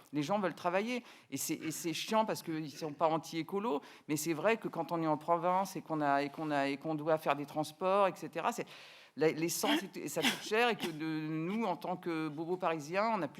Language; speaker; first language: French; native; French